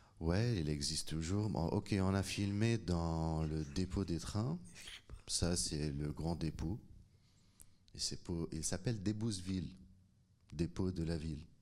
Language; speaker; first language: French; non-native, local second language; Arabic